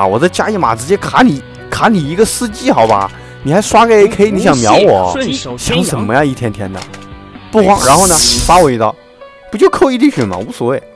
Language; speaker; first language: Chinese; native; Chinese